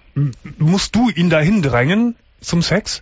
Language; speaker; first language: German; native; German